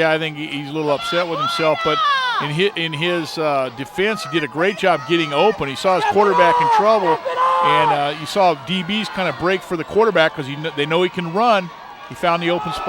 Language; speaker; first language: English; native; English